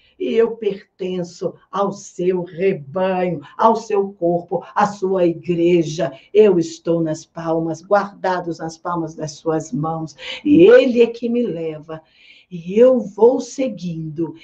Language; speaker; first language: Portuguese; native; Portuguese